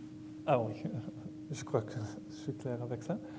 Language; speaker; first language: French; non-native, learner; Dutch